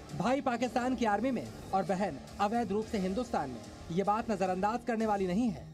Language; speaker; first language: Hindi; native; Hindi